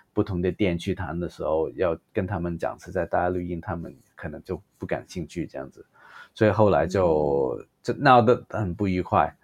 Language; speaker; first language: Chinese; non-native, local second language; Cantonese